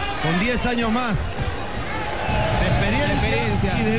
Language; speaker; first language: Spanish; native; Spanish